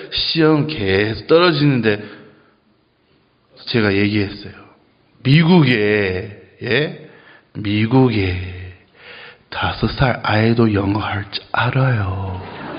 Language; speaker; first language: Korean; non-native, fluent; Japanese